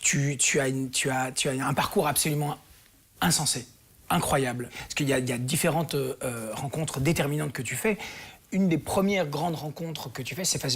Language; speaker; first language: French; native; French